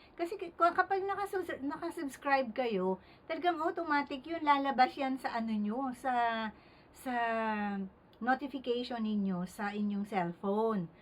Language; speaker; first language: Filipino; native; Filipino